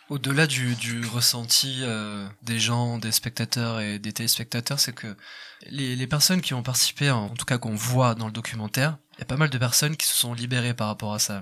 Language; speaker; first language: French; native; French